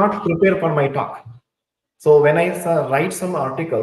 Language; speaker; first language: English; non-native, local second language; Tulu